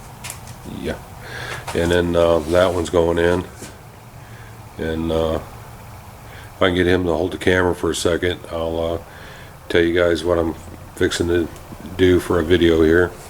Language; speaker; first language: English; native; English